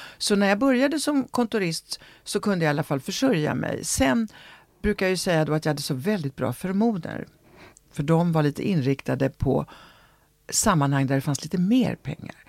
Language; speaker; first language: Swedish; early bilingual, other home language; Italian